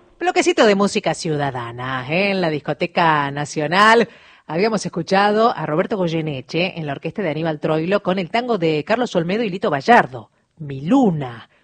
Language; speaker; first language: Spanish; native; Spanish